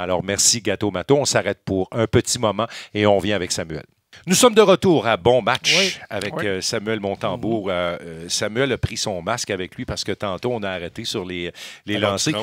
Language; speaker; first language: French; native; French